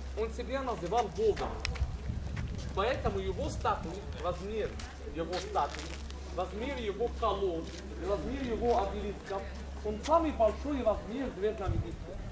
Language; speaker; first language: Russian; non-native, learner; Arabic